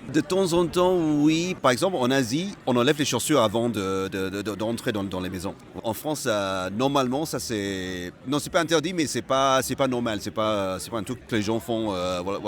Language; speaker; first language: French; non-native, fluent; Malay